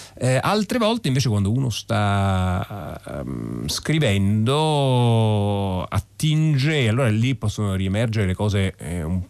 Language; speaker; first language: Italian; native; Italian